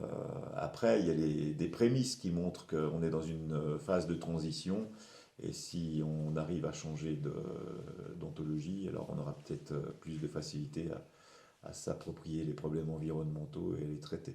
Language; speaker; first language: French; native; French